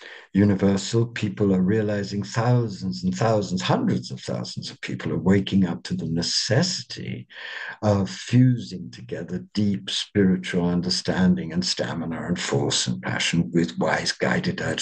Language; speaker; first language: English; native; English